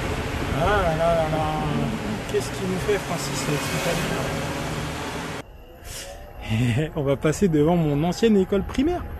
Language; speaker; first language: French; native; French